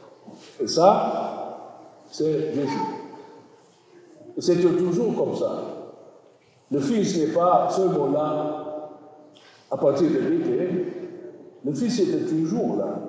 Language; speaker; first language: French; non-native, learner; German